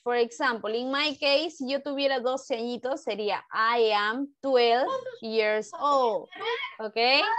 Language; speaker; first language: English; non-native, fluent; Spanish